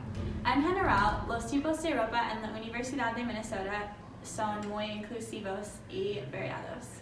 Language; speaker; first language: Spanish; non-native, learner; English